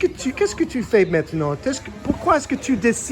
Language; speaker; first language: French; non-native, learner; English